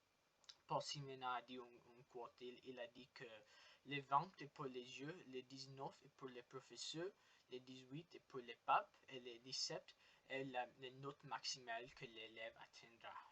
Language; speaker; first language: French; non-native, learner; English